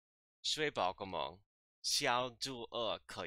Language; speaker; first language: Chinese; non-native, learner; English